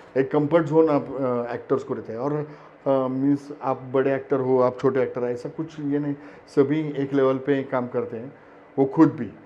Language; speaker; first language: Hindi; non-native, local second language; Marathi